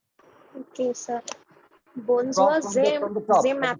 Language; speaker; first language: French; non-native, learner; Hindi